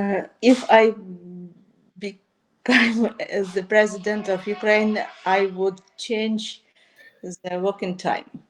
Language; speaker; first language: English; non-native, learner; Ukrainian